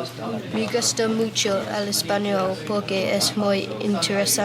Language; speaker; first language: Spanish; non-native, learner; English